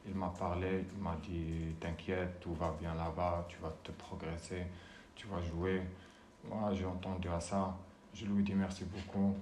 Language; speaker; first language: French; non-native, learner; Arabic